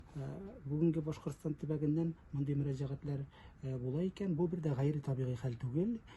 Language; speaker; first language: Tatar; native; Tatar